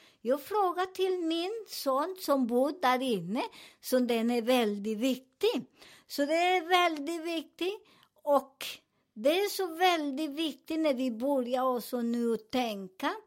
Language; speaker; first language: Swedish; non-native, fluent; Spanish